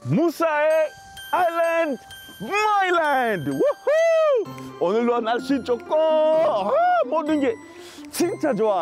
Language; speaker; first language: Korean; non-native, fluent; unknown